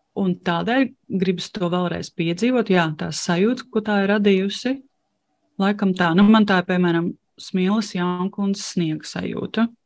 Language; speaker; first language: Latvian; non-native, local second language; Russian